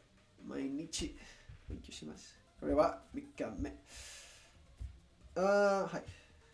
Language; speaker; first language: Japanese; non-native, learner; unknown